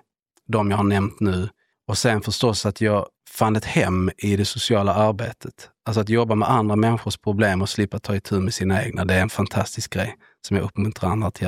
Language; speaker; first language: Swedish; native; Swedish